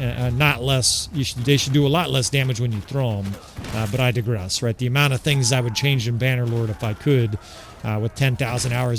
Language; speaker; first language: English; native; English